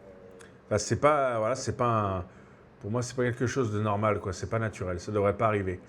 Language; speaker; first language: French; native; French